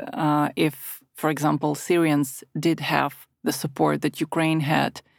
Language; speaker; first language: English; non-native, fluent; Ukrainian